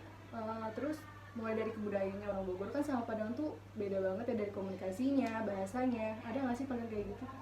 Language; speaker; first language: Indonesian; native; Indonesian